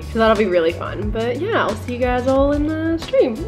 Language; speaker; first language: English; native; English